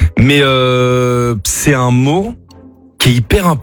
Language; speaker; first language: French; native; French